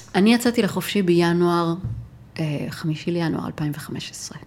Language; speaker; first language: Hebrew; native; Hebrew